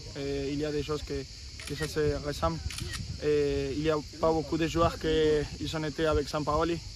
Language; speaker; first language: French; non-native, fluent; Spanish